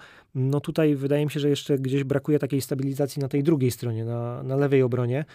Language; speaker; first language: Polish; native; Polish